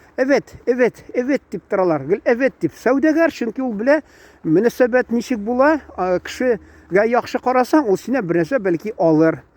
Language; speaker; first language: Tatar; native; Tatar